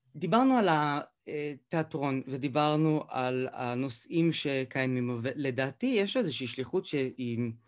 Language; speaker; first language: Hebrew; native; Hebrew